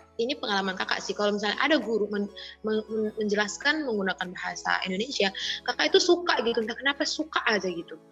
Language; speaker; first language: Indonesian; native; Indonesian